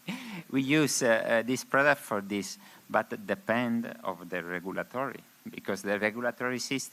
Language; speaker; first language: English; non-native, learner; Spanish